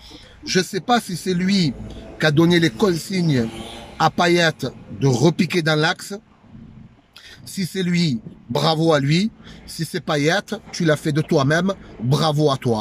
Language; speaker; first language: French; native; French